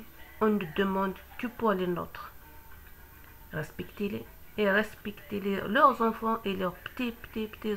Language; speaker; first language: French; non-native, local second language; Kabyle